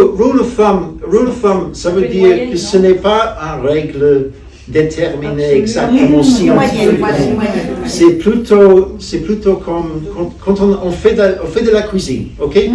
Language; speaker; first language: French; non-native, fluent; English